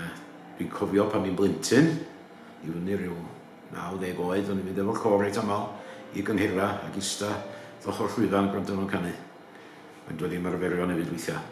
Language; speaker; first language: Welsh; native; Welsh